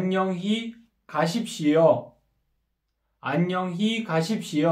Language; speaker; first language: Korean; non-native, fluent; Kyrgyz